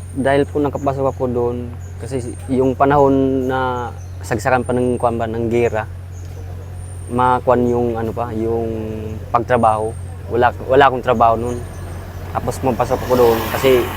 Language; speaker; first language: Filipino; non-native, local second language; Tausug